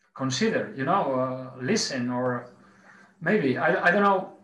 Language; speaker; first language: English; non-native, learner; Spanish